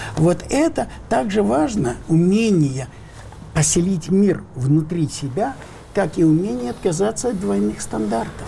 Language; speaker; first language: Russian; non-native, local second language; Ukrainian